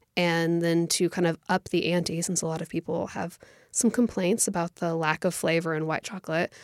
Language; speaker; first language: English; native; English